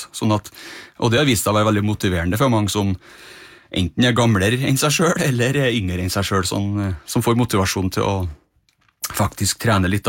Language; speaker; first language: Norwegian; native; Norwegian